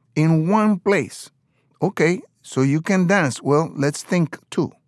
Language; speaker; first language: English; non-native, fluent; Spanish